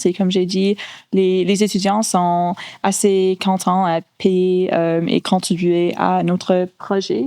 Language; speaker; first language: French; non-native, local second language; English